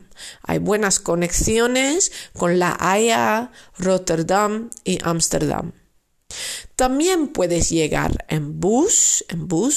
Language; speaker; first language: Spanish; non-native, fluent; Dutch